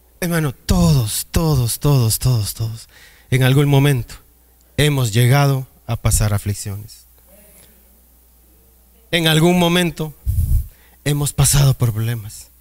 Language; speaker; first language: Spanish; native; Spanish